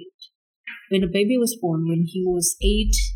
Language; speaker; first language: English; non-native, fluent; Indonesian